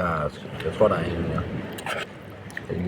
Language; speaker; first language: Danish; native; Danish